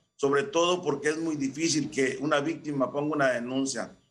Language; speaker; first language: Spanish; native; Spanish